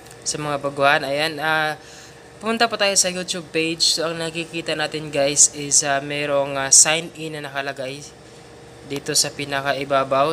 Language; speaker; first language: Filipino; non-native, local second language; Cebuano